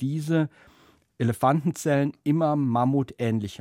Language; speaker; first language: German; native; German